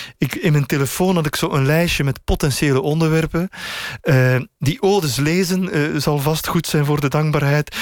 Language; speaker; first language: Dutch; native; Dutch